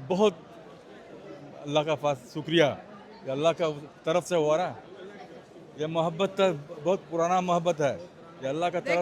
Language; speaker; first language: Hindi; non-native, learner; Bangla